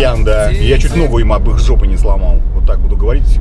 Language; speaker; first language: Russian; native; Russian